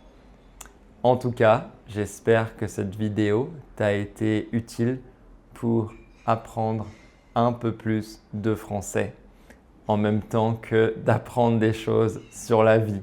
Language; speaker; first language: French; native; French